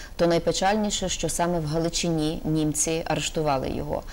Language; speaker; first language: Ukrainian; native; Ukrainian